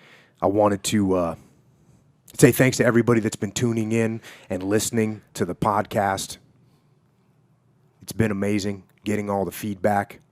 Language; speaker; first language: English; native; English